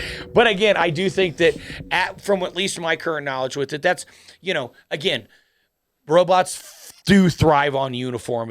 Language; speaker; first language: English; native; English